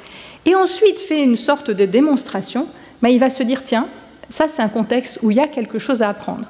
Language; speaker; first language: French; native; French